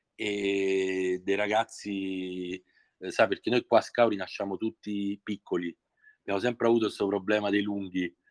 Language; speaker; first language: Italian; native; Italian